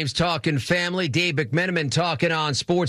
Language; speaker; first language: English; native; English